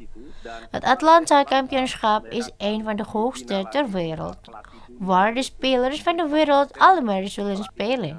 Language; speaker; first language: Dutch; non-native, fluent; Indonesian